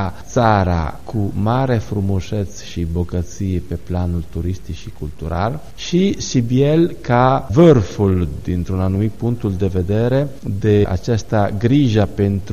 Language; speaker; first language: Romanian; non-native, fluent; Italian